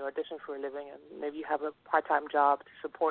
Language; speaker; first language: English; non-native, local second language; Yoruba